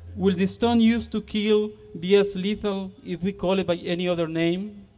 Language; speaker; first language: English; non-native, fluent; Spanish